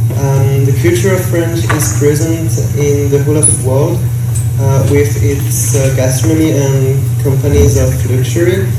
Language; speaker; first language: English; non-native, learner; French